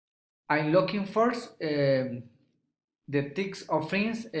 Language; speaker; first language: English; non-native, learner; Spanish